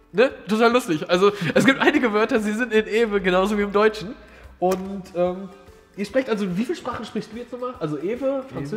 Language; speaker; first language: German; early bilingual, other home language; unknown